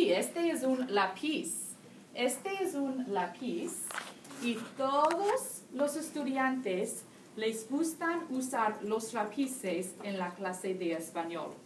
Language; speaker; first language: Spanish; non-native, learner; English